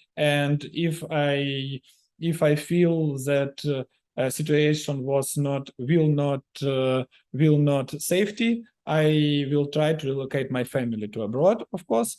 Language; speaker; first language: English; non-native, learner; Ukrainian